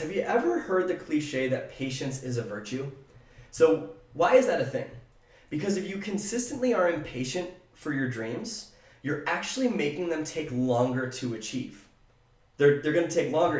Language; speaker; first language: English; native; English